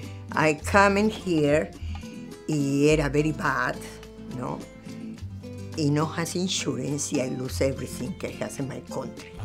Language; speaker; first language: English; non-native, learner; Spanish